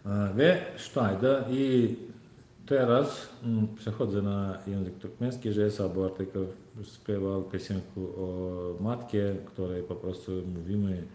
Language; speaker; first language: Polish; non-native, learner; Turkmen